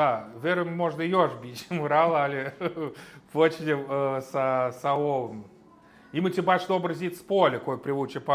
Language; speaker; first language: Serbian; non-native, learner; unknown